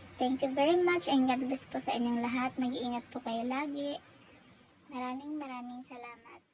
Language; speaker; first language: Filipino; non-native, local second language; Bikol